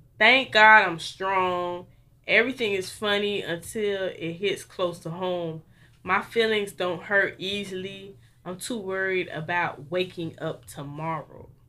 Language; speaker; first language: English; native; English